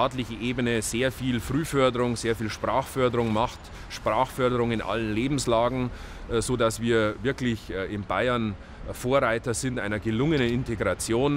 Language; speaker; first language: German; native; German